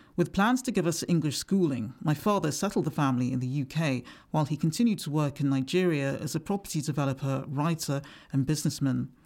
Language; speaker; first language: English; native; English